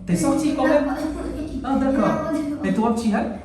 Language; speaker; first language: French; non-native, local second language; Arabic